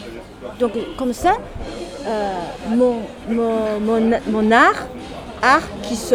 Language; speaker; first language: French; non-native, learner; Japanese